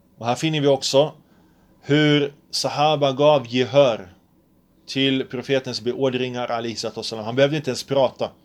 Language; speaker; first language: Swedish; early bilingual, other home language; Arabic